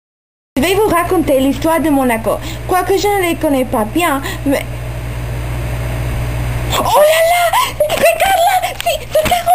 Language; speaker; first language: French; non-native, learner; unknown